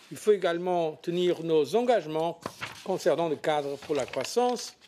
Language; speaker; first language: French; non-native, fluent; Portuguese